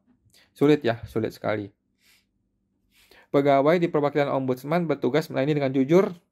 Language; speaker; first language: Indonesian; native; Indonesian